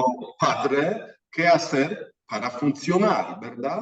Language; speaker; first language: Spanish; non-native, fluent; Polish